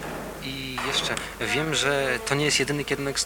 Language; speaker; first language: Polish; native; Polish